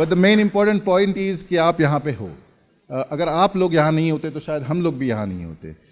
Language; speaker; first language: Hindi; non-native, local second language; Marathi